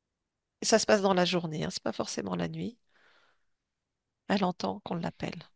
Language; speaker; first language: French; native; French